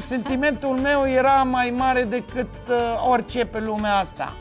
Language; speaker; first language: Romanian; non-native, fluent; Arabic